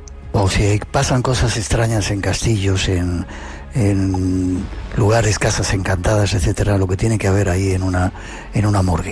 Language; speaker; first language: Spanish; native; Spanish